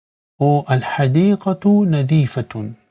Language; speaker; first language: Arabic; non-native, fluent; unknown